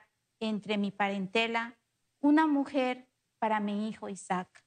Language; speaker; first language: Spanish; native; Spanish